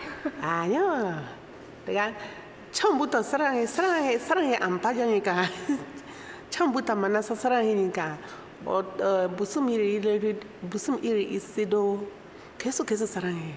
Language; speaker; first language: Korean; non-native, learner; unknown